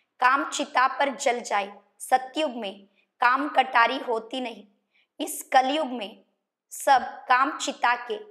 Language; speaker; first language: Hindi; non-native, local second language; Kannada